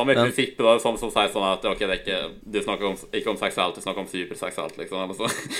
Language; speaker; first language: Norwegian; native; Norwegian